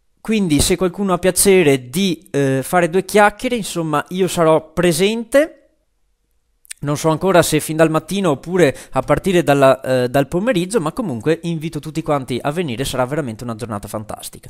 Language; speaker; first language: Italian; native; Italian